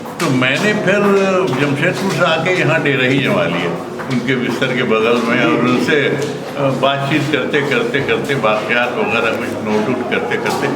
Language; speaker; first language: Urdu; native; Urdu